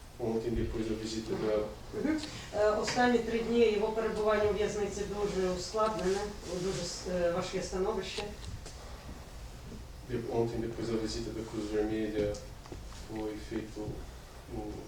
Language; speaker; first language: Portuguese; non-native, learner; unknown